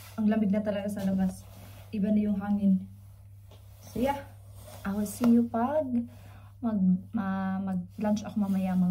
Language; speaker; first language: Filipino; native; Filipino